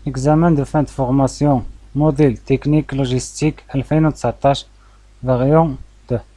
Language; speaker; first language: French; non-native, local second language; Arabic